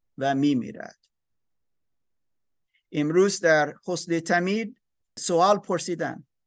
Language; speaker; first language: Persian; non-native, learner; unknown